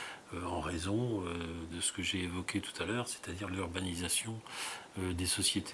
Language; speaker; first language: French; native; French